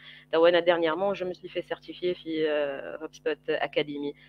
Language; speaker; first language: French; non-native, local second language; Arabic